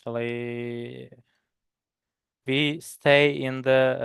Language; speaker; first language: English; non-native, learner; Turkish